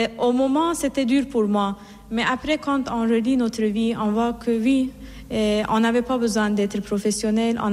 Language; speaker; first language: French; non-native, fluent; Persian